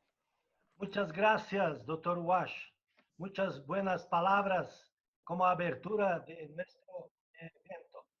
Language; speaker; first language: Spanish; non-native, fluent; Portuguese